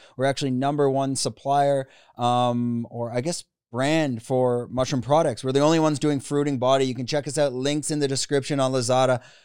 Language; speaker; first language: English; native; English